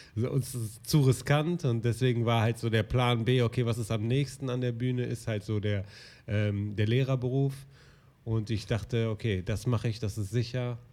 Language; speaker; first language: German; early bilingual, other home language; Arabic